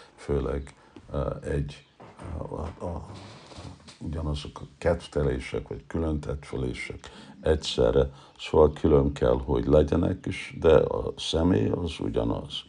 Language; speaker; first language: Hungarian; early bilingual, heritage; Hungarian